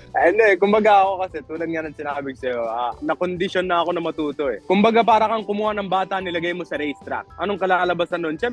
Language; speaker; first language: Filipino; non-native, fluent; Arabic